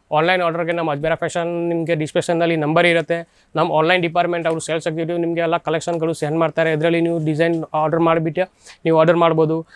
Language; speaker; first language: Kannada; non-native, learner; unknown